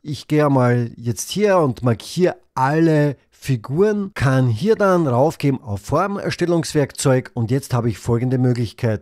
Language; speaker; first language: German; native; German